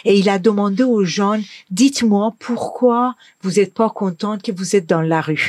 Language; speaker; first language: French; non-native, fluent; Persian